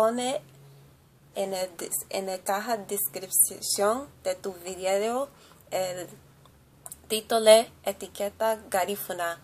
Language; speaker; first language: Spanish; early bilingual, heritage; English